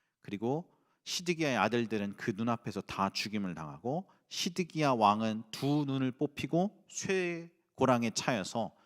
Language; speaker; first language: Korean; native; Korean